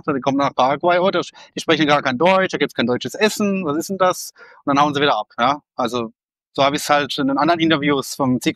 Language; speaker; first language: German; native; German